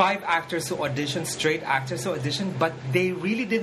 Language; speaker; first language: English; non-native, local second language; Filipino